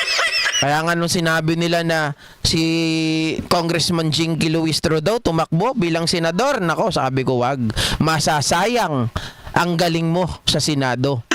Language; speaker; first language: Filipino; native; Filipino